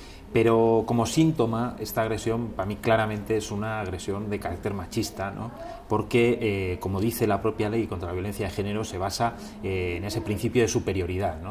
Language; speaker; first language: Spanish; native; Spanish